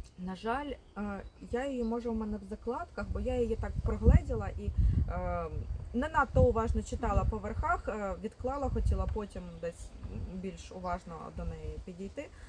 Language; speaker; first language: Ukrainian; native; Ukrainian